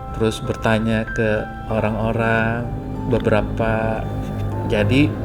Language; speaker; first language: Indonesian; native; Indonesian